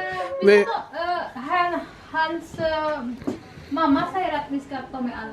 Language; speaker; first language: Swedish; non-native, learner; Indonesian